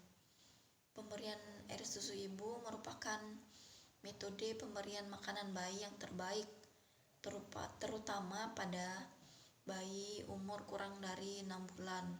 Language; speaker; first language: Indonesian; native; Indonesian